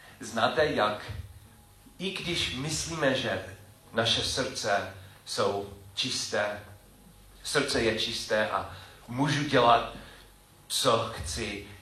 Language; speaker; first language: Czech; non-native, learner; English